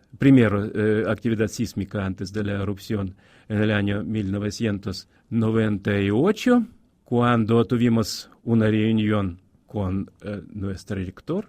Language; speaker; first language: Spanish; non-native, fluent; Russian